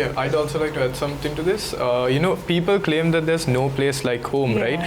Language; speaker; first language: English; non-native, local second language; Sinhala